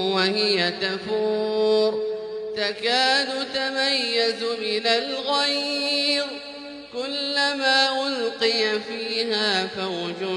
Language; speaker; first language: Arabic; native; Arabic